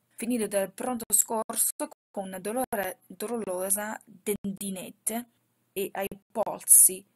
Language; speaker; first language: Italian; non-native, fluent; Chinese